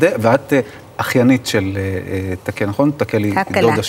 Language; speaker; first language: Hebrew; native; Hebrew